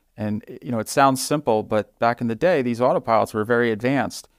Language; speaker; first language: English; native; English